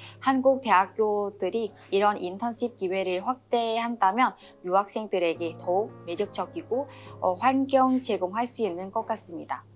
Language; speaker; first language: Korean; non-native, learner; Vietnamese